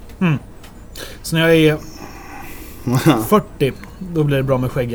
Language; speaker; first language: Swedish; native; Swedish